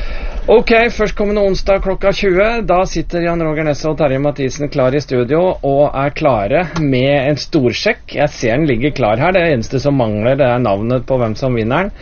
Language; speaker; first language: Norwegian; native; Norwegian